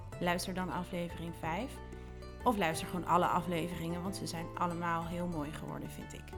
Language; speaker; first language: Dutch; native; Dutch